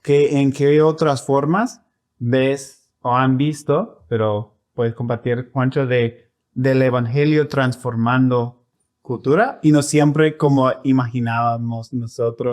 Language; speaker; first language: Spanish; non-native, fluent; English